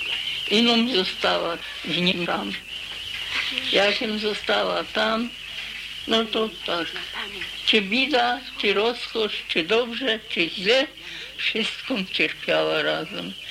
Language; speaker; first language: Polish; early bilingual, heritage; Polish